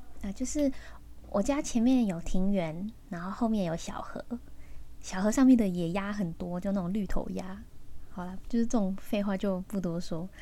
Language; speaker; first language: Chinese; early bilingual, heritage; Chinese